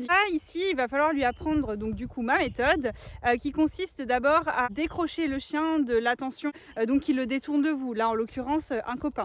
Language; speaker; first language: French; native; French